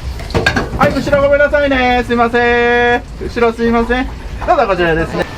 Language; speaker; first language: Japanese; native; Japanese